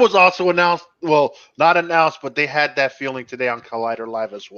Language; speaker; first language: English; native; English